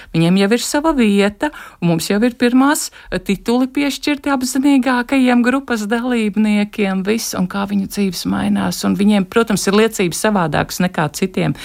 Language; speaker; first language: Latvian; native; Latvian